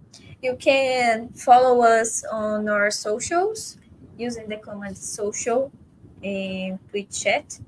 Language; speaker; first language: English; non-native, fluent; Portuguese